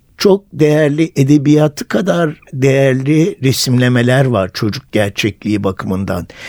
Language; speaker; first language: Turkish; native; Turkish